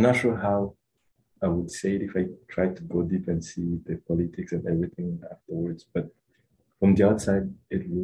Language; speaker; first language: English; non-native, local second language; Kinyarwanda